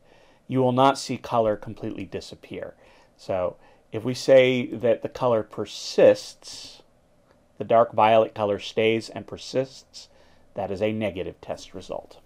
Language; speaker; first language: English; native; English